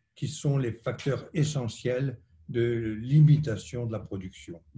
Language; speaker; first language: French; native; French